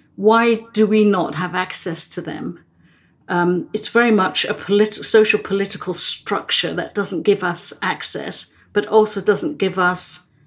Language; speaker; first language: English; native; English